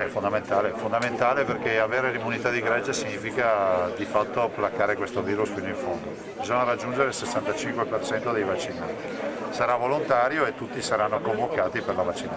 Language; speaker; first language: Italian; native; Italian